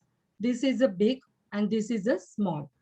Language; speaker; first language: English; non-native, learner; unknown